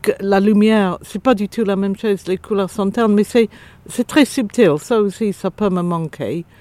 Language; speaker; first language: French; non-native, fluent; English